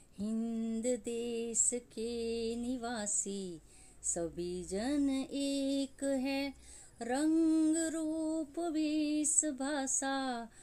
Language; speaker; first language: Hindi; non-native, local second language; Gujarati